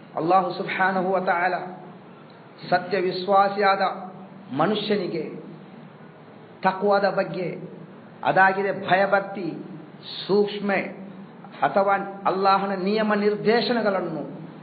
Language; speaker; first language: Kannada; non-native, local second language; Malayalam